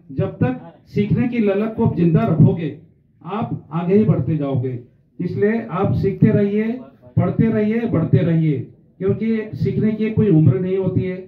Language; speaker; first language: Hindi; non-native, local second language; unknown